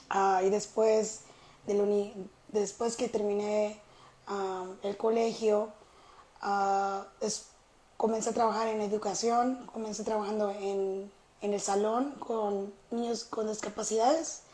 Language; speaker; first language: Spanish; early bilingual, heritage; Spanish